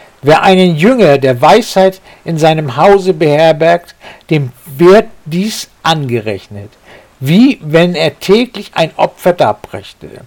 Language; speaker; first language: German; native; German